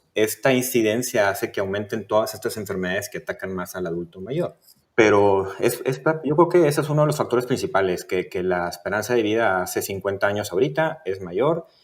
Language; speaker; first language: Spanish; native; Spanish